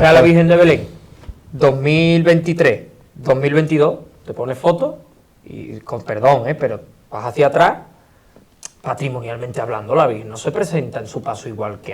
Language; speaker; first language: Spanish; native; Spanish